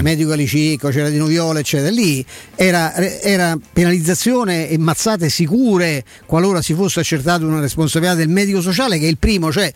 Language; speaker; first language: Italian; native; Italian